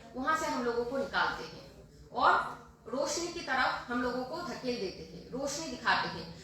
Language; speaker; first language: Hindi; non-native, local second language; Bangla